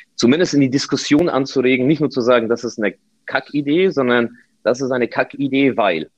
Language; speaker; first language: German; non-native, fluent; Polish